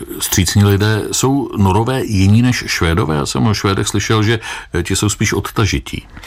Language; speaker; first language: Czech; native; Czech